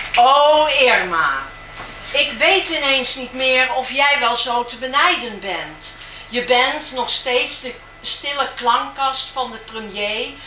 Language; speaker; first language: Dutch; native; Dutch